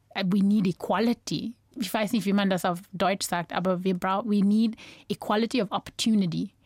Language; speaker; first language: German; non-native, fluent; English